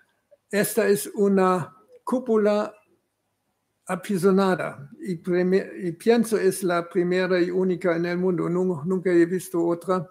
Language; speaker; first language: Spanish; non-native, fluent; German